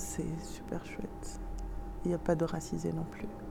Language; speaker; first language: French; non-native, local second language; Arabic